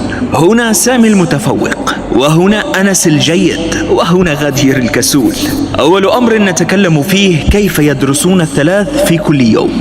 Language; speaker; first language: Arabic; native; Arabic